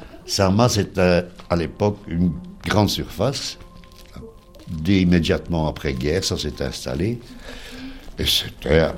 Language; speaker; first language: French; native; French